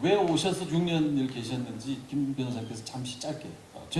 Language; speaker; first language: Korean; native; Korean